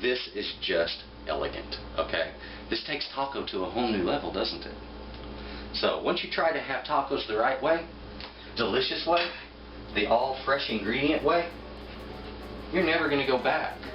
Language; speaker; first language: English; native; English